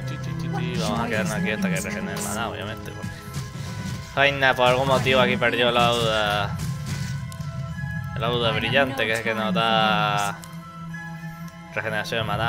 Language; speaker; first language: Spanish; native; Spanish